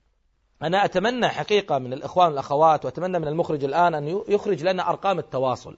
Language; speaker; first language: Arabic; native; Arabic